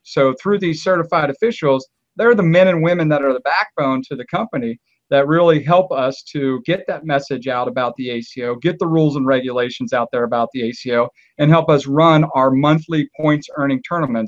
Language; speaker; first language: English; native; English